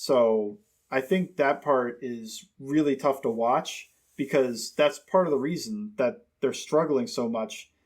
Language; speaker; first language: English; native; English